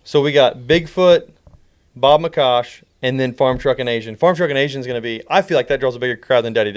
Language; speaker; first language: English; native; English